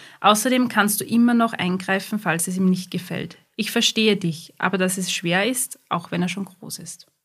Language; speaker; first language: German; native; German